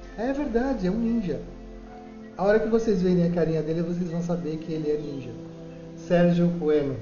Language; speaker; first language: Portuguese; native; Portuguese